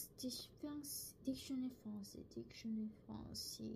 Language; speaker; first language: French; non-native, learner; Korean